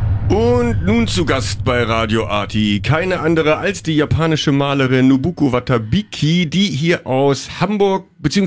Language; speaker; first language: German; native; German